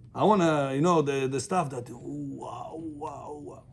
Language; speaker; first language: English; non-native, fluent; Russian